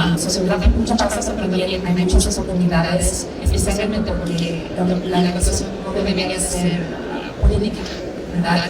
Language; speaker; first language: Spanish; early bilingual, heritage; Spanish